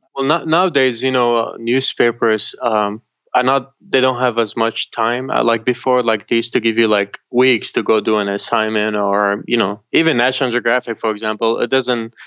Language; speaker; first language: English; non-native, fluent; Arabic